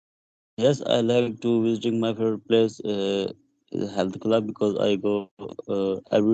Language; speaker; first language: English; non-native, learner; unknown